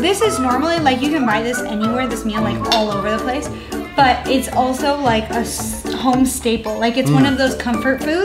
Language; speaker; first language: English; early bilingual, heritage; English